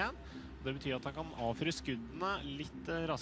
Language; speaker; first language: Norwegian; native; Norwegian